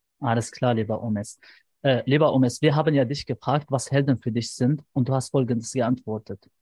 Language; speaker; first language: German; native; German